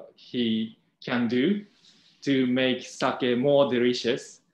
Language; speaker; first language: English; non-native, fluent; Japanese